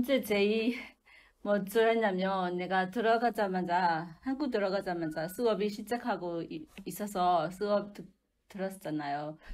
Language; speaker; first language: Korean; non-native, learner; Burmese